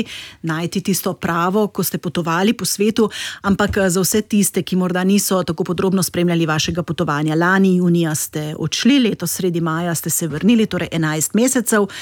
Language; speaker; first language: Slovenian; native; Slovenian